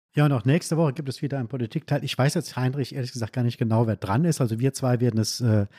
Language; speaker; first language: German; native; German